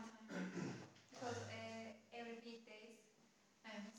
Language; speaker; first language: English; non-native, learner; Turkish